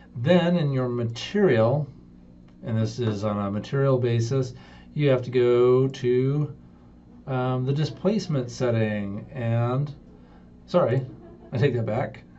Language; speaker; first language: English; native; English